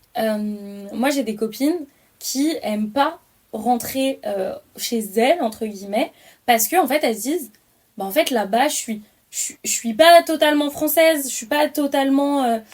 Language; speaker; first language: French; early bilingual, other home language; Wolof